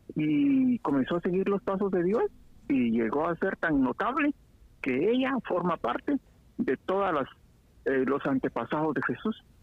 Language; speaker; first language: Spanish; native; Spanish